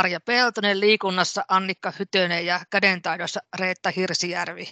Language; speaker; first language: Finnish; native; Finnish